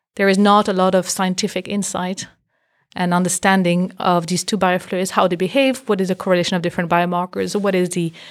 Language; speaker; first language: English; non-native, fluent; French